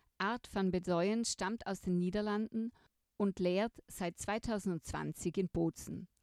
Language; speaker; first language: German; native; German